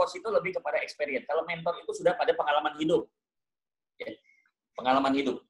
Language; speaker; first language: Indonesian; native; Indonesian